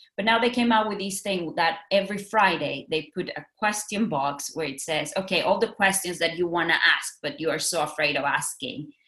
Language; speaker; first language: English; non-native, fluent; Spanish